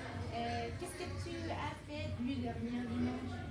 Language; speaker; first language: French; non-native, learner; Spanish